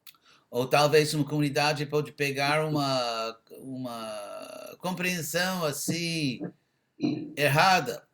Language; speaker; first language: Portuguese; non-native, fluent; English